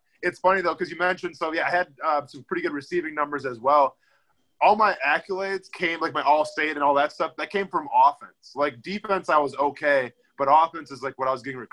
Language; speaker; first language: English; native; English